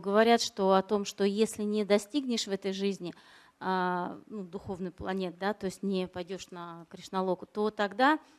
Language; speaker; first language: Russian; native; Russian